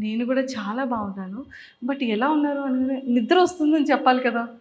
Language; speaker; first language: Telugu; native; Telugu